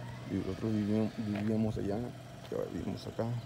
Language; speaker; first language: Spanish; early bilingual, heritage; Spanish